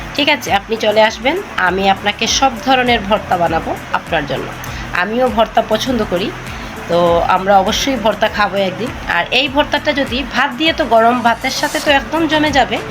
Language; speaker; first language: Bangla; native; Bangla